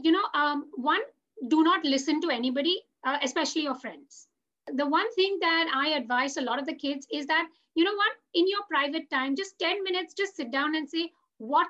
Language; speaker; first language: English; non-native, local second language; Hindi